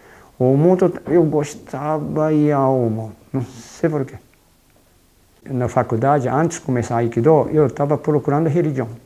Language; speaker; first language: Portuguese; non-native, fluent; Japanese